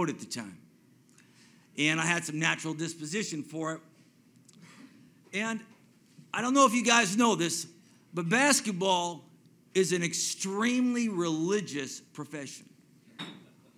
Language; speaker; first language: English; native; English